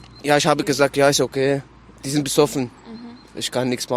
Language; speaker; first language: German; non-native, learner; Arabic